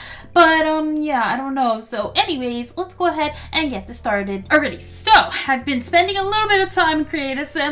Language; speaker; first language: English; native; English